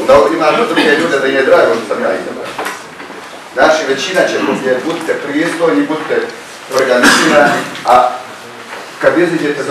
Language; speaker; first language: Croatian; native; Croatian